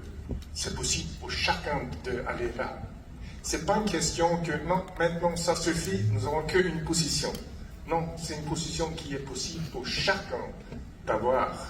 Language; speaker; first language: French; non-native, fluent; English